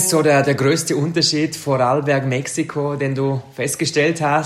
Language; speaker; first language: German; native; German